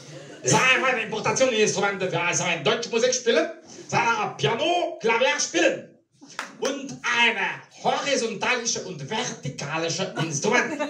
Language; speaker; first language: German; non-native, learner; Polish